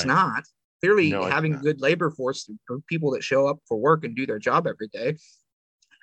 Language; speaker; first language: English; native; English